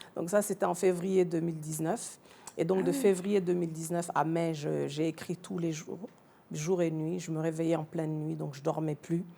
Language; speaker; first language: French; early bilingual, other home language; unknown